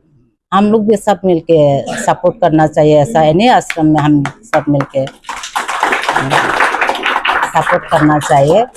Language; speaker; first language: Hindi; non-native, local second language; Kok Borok